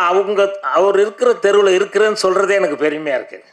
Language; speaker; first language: Tamil; native; Tamil